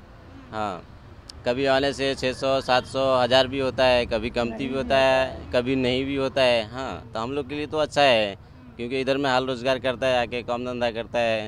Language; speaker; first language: Hindi; non-native, local second language; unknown